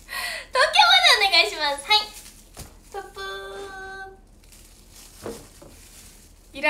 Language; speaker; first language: Japanese; native; Japanese